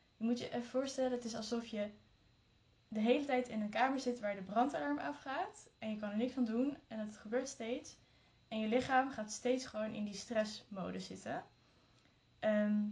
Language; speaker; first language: Dutch; early bilingual, other home language; French